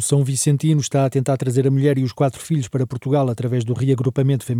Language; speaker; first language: Portuguese; native; Portuguese